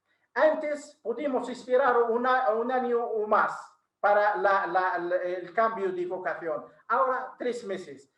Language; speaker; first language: Spanish; non-native, fluent; Arabic